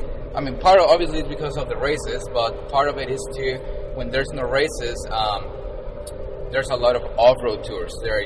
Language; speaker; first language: English; non-native, fluent; Spanish